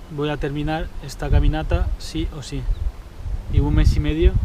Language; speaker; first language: Spanish; native; Spanish